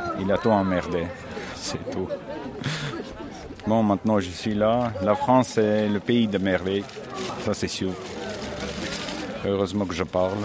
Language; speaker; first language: French; non-native, learner; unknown